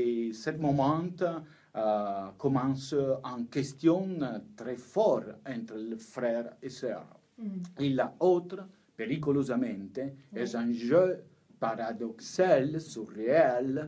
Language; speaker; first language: French; non-native, learner; Italian